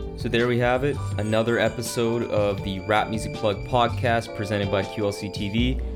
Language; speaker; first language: English; native; English